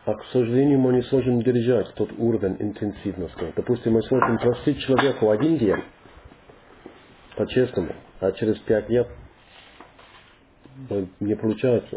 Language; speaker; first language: Russian; non-native, learner; English